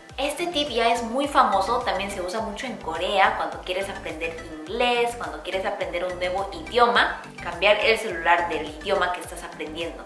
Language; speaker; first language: Spanish; non-native, fluent; Korean